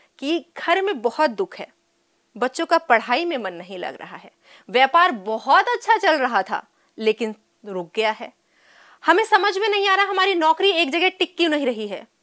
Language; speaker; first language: Hindi; native; Hindi